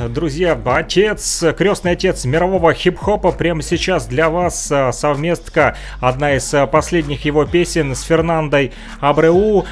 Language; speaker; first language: Russian; native; Russian